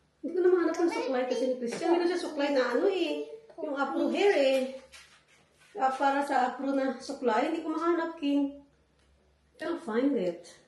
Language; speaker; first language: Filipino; non-native, local second language; Hiligaynon